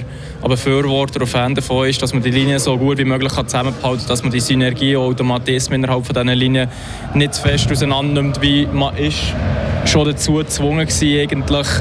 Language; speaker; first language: German; native; German